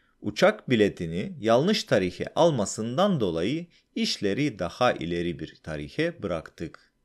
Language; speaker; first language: Turkish; non-native, fluent; Russian